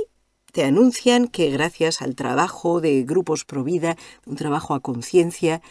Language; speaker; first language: Spanish; native; Spanish